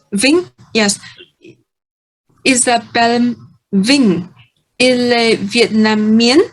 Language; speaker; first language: French; non-native, learner; Vietnamese